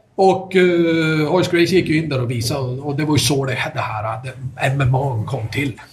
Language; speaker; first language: Swedish; native; Swedish